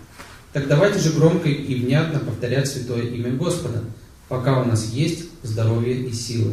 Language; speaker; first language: Russian; native; Russian